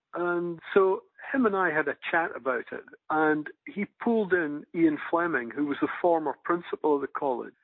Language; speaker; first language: English; native; English